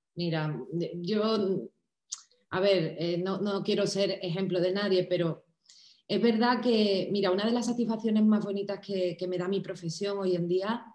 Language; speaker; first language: Spanish; native; Spanish